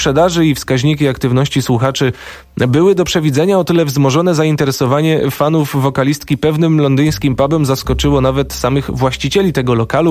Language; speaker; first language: Polish; native; Polish